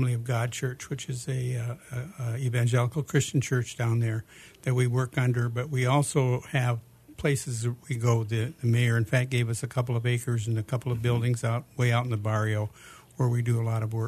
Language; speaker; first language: English; native; English